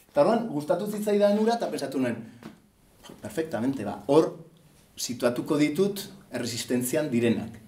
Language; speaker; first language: Basque; native; Basque